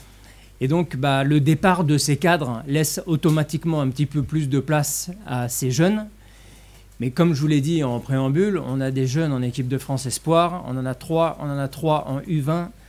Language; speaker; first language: French; native; French